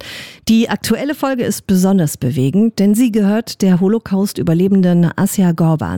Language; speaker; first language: German; native; German